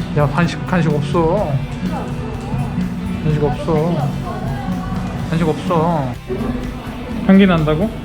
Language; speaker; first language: Korean; native; Korean